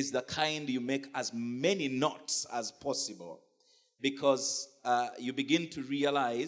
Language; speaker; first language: English; non-native, local second language; Ganda